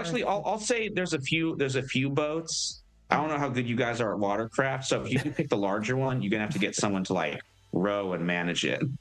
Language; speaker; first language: English; native; English